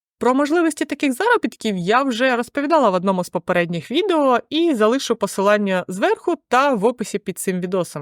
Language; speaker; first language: Ukrainian; native; Ukrainian